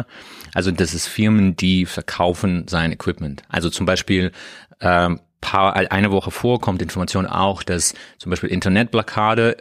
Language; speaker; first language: German; non-native, learner; Russian